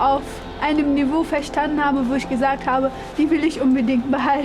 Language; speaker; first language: German; non-native, fluent; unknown